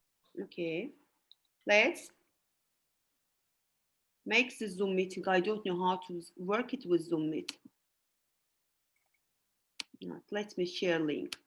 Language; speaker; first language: English; non-native, fluent; Azerbaijani